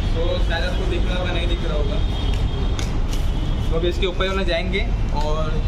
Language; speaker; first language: Hindi; native; Hindi